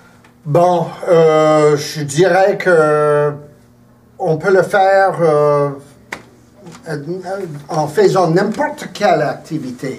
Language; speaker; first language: French; early bilingual, heritage; English